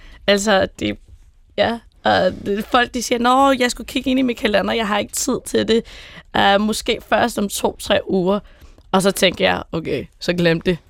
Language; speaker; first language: Danish; non-native, fluent; Persian